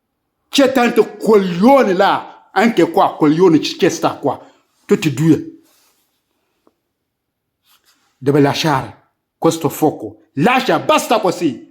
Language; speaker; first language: Italian; non-native, learner; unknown